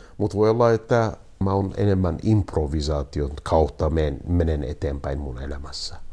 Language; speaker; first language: Finnish; non-native, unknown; Kurdish